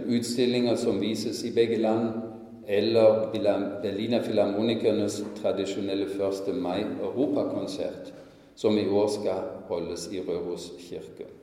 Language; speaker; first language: Norwegian; non-native, fluent; German